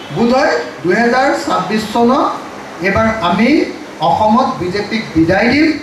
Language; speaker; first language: Assamese; native; Assamese